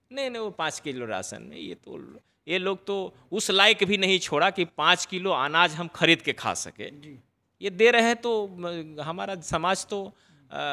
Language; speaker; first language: Hindi; native; Hindi